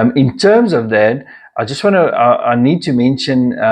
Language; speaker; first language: English; non-native, local second language; Afrikaans